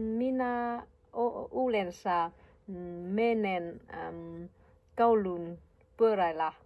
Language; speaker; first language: Finnish; non-native, learner; Vietnamese